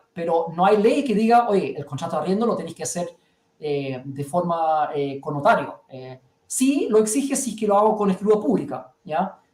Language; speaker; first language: Spanish; early bilingual, heritage; German